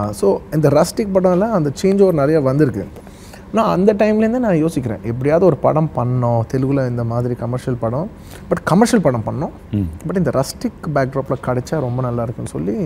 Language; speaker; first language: Tamil; non-native, local second language; Telugu